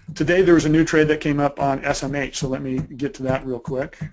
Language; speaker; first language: English; native; English